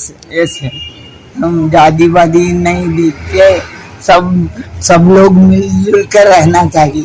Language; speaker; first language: Hindi; non-native, local second language; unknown